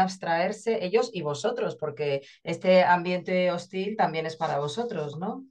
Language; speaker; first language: Spanish; native; Spanish